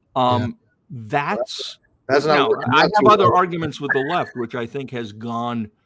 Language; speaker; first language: English; native; English